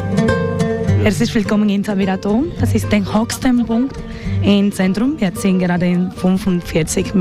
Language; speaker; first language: German; non-native, learner; Spanish